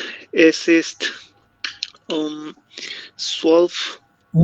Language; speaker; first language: German; non-native, learner; Bangla